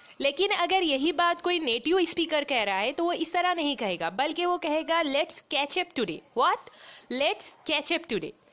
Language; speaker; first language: Hindi; native; Hindi